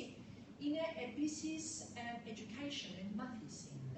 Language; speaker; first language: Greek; early bilingual, heritage; Greek